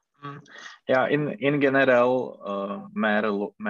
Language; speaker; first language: German; non-native, learner; Czech